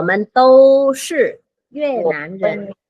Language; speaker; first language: Chinese; non-native, fluent; Vietnamese